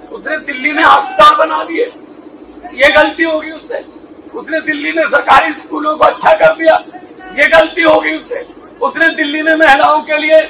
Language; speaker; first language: Hindi; non-native, local second language; Punjabi